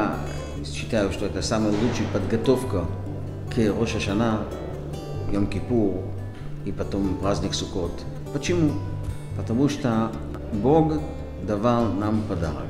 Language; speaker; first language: Russian; non-native, fluent; Hebrew